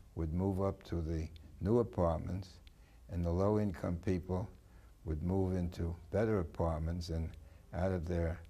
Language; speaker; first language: English; native; English